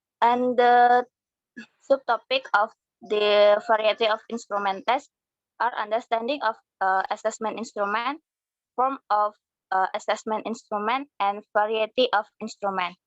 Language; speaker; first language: English; non-native, learner; Indonesian